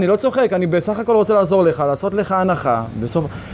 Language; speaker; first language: Hebrew; native; Hebrew